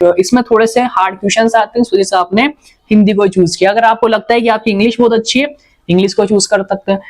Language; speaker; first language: Hindi; native; Hindi